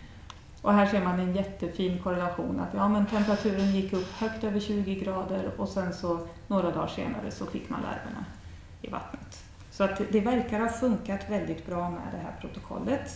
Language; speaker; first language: Swedish; native; Swedish